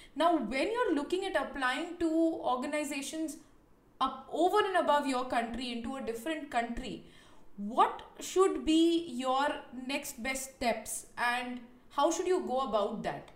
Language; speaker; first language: English; non-native, local second language; Hindi